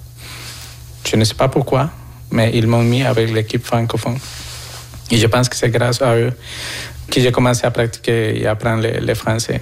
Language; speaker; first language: French; non-native, fluent; Spanish